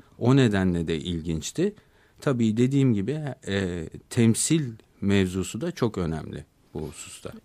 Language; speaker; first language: Turkish; native; Turkish